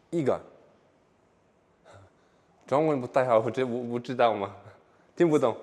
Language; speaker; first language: Chinese; non-native, learner; Mongolian